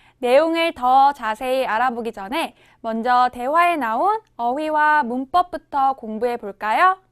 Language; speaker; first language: Korean; native; Korean